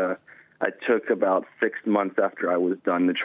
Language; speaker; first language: English; native; English